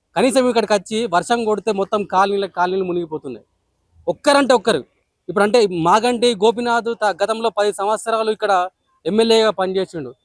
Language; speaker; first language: Telugu; native; Telugu